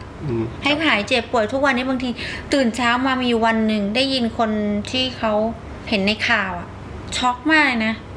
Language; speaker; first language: Thai; native; Thai